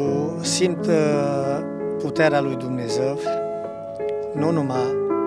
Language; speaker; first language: Romanian; non-native, local second language; Hungarian